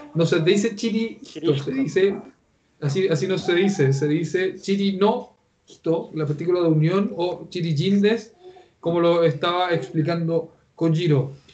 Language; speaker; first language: Spanish; native; Spanish